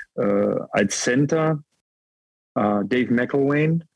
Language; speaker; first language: German; native; German